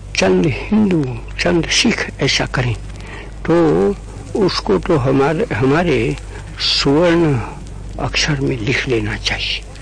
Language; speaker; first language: Hindi; non-native, local second language; Gujarati